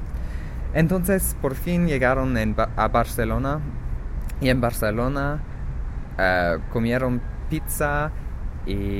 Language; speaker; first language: Spanish; non-native, fluent; English